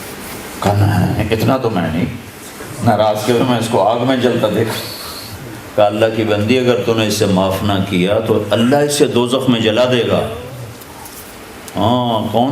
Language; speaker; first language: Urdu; non-native, local second language; Punjabi